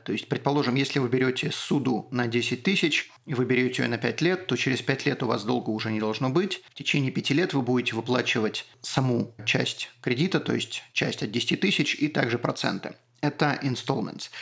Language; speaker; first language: Russian; native; Russian